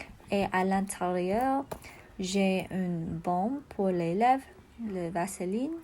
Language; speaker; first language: French; non-native, learner; English